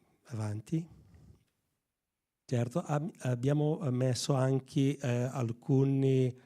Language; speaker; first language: Italian; non-native, fluent; Portuguese